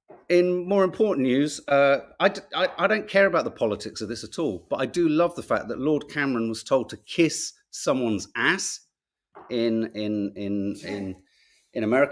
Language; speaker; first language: English; native; English